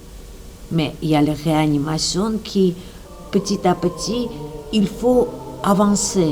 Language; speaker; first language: French; non-native, learner; Armenian